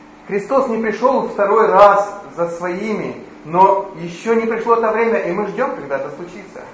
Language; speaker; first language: Polish; non-native, learner; Russian